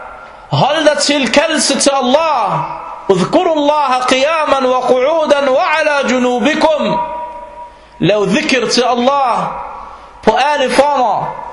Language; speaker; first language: Danish; non-native, fluent; Arabic